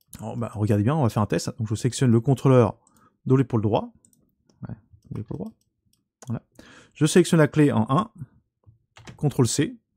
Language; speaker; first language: French; native; French